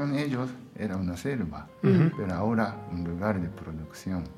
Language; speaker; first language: Spanish; non-native, fluent; Japanese